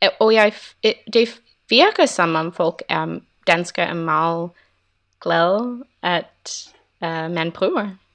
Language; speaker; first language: Danish; non-native, learner; English